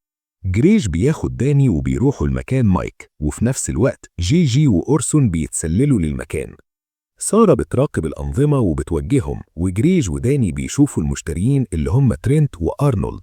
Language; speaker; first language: Arabic; native; Arabic